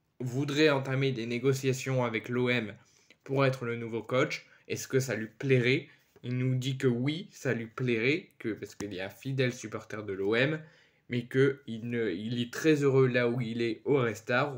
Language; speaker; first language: French; native; French